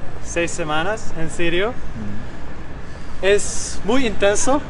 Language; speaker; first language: Spanish; non-native, learner; Hungarian